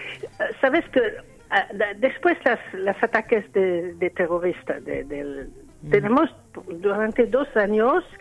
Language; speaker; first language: Spanish; non-native, learner; French